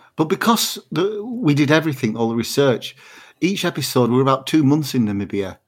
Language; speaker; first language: English; native; English